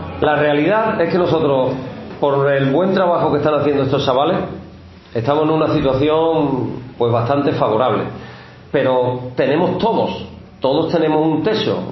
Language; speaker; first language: Spanish; native; Spanish